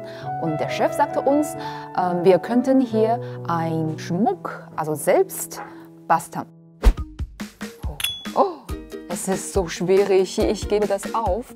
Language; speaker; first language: German; non-native, fluent; Chinese